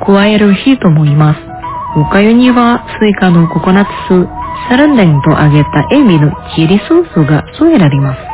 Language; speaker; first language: Japanese; non-native, fluent; Indonesian